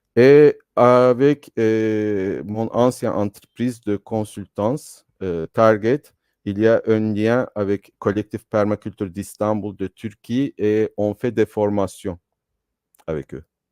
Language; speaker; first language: French; non-native, fluent; Turkish